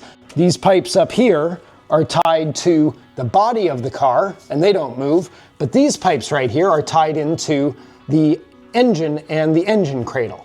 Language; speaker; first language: English; native; English